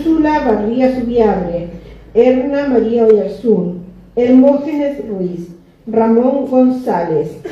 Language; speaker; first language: Spanish; native; Spanish